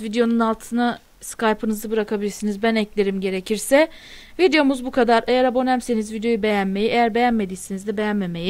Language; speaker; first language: Turkish; native; Turkish